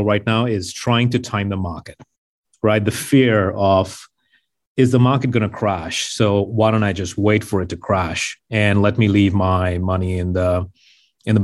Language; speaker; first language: English; non-native, local second language; Hindi